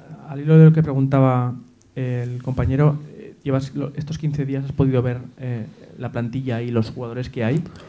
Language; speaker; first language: Spanish; native; Spanish